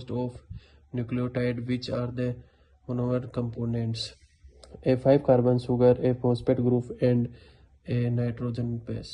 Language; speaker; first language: English; non-native, learner; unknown